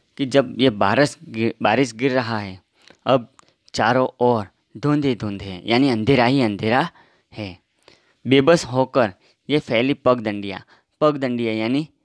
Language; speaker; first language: Hindi; non-native, local second language; Gujarati